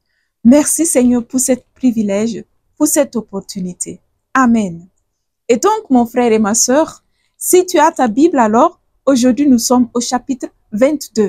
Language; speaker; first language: French; non-native, fluent; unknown